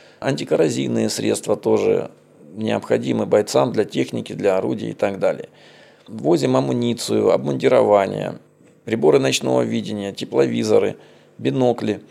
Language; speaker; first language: Russian; native; Russian